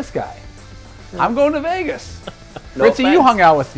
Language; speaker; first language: English; native; English